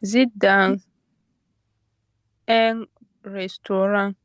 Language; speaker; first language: French; non-native, learner; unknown